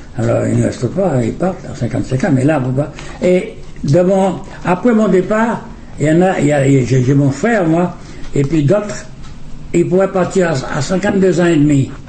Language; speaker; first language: French; native; French